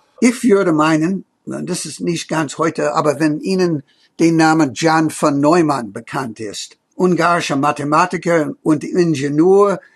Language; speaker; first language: German; non-native, fluent; English